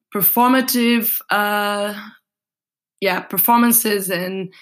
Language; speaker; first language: English; non-native, fluent; Portuguese